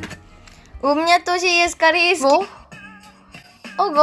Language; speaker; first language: Russian; non-native, learner; Korean